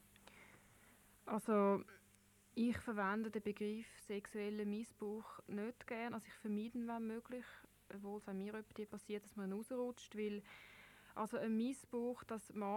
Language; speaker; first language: German; native; German